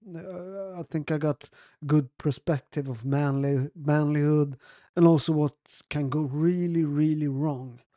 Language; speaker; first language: English; non-native, fluent; Italian